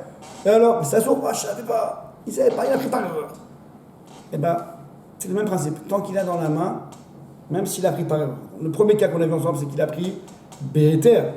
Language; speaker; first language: French; native; French